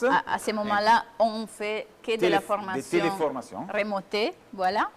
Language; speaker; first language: French; non-native, fluent; Italian